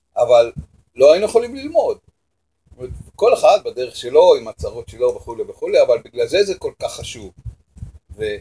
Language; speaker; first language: Hebrew; native; Hebrew